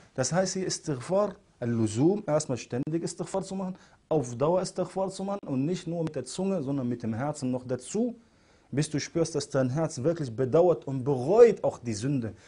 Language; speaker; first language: German; non-native, fluent; Arabic